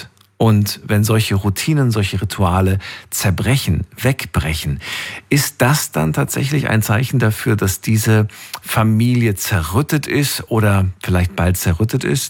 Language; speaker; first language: German; native; German